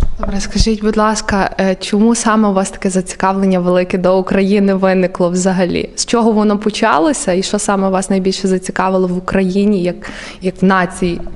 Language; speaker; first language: Ukrainian; native; Ukrainian